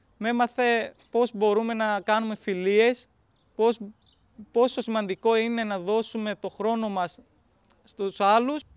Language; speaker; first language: Greek; non-native, fluent; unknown